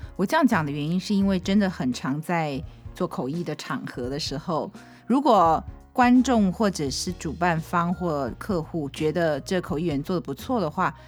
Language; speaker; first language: Chinese; native; Chinese